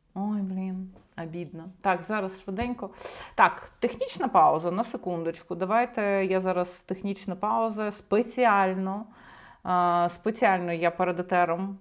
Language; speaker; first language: Ukrainian; native; Ukrainian